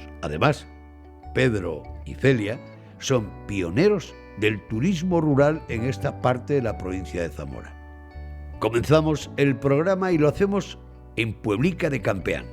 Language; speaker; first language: Spanish; native; Spanish